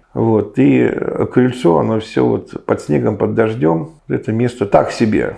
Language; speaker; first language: Russian; native; Russian